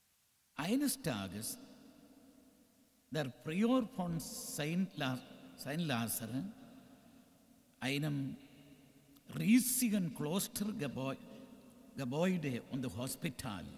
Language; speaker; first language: German; non-native, learner; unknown